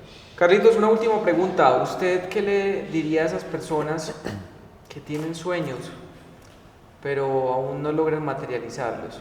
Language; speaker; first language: Spanish; native; Spanish